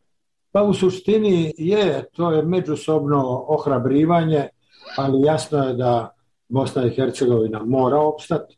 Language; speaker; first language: Serbian; native; Serbian